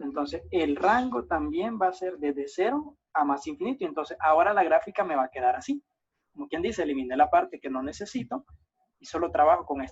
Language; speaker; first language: Spanish; native; Spanish